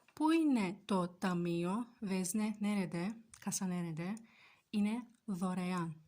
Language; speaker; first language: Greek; non-native, fluent; Turkish